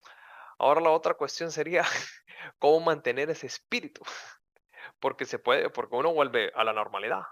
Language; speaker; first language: Spanish; native; Spanish